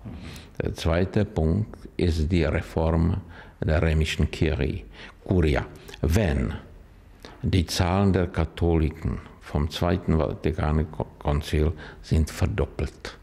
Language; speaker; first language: German; non-native, learner; Czech